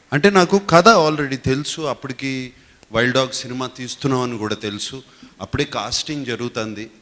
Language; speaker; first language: Telugu; native; Telugu